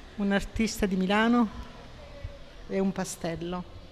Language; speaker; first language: Italian; native; Italian